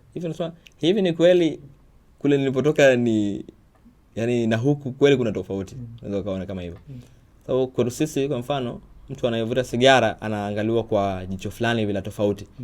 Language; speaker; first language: Swahili; native; Swahili